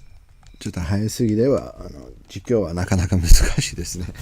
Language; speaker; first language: Japanese; non-native, learner; English